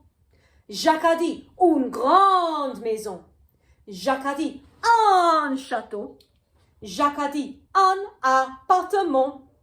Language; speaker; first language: French; non-native, fluent; English